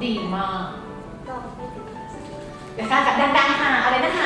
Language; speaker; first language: Thai; native; Thai